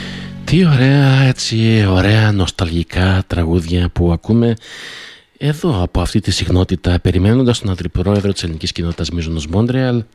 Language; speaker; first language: Greek; native; Greek